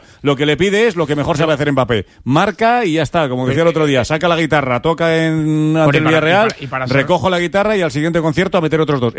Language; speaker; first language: Spanish; native; Spanish